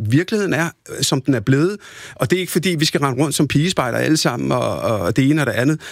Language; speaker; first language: Danish; early bilingual, other home language; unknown